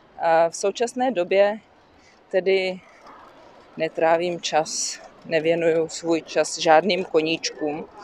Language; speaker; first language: Czech; native; Czech